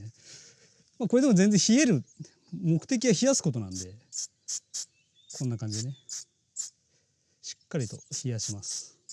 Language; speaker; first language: Japanese; native; Japanese